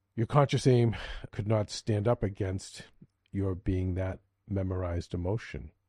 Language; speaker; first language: English; native; English